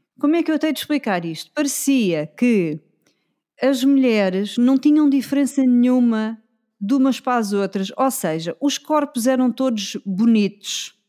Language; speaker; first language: Portuguese; native; Portuguese